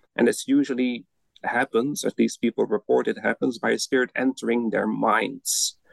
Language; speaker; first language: English; non-native, fluent; Dutch